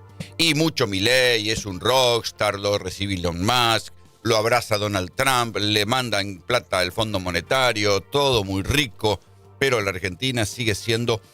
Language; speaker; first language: Spanish; native; Spanish